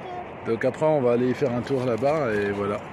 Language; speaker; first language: French; native; French